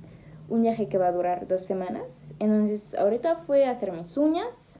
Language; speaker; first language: Spanish; non-native, learner; French